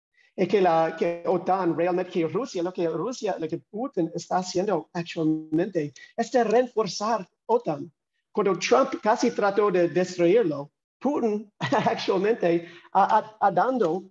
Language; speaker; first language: Spanish; non-native, fluent; English